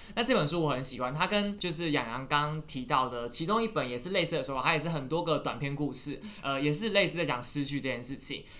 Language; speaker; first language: Chinese; native; Chinese